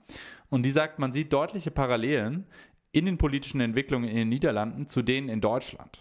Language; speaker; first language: German; native; German